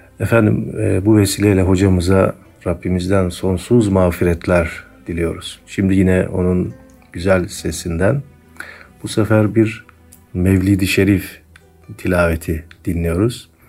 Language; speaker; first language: Turkish; native; Turkish